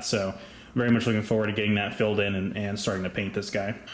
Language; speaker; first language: English; native; English